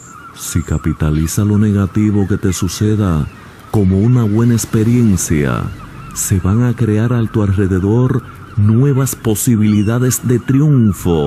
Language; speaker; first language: Spanish; native; Spanish